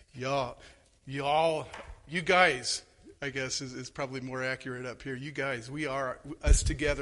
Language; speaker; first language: English; native; English